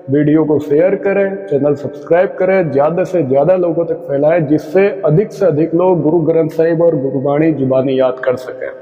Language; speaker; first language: Hindi; non-native, local second language; Punjabi